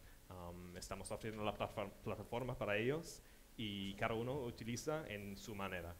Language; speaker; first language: Spanish; non-native, fluent; English